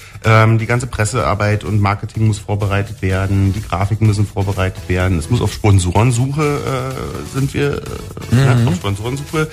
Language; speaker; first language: German; native; German